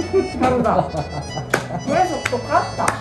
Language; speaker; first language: Korean; non-native, learner; Japanese